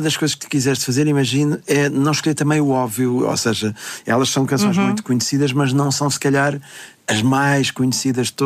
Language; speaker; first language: Portuguese; native; Portuguese